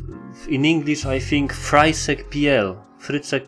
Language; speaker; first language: English; non-native, learner; Polish